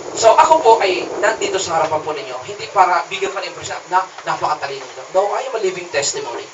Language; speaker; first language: Filipino; non-native, local second language; Cebuano